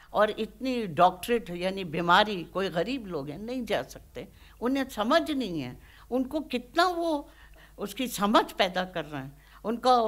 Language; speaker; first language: Hindi; native; Hindi